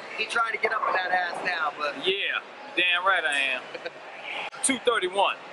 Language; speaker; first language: English; native; English